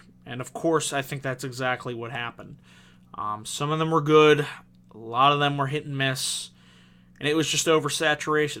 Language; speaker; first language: English; native; English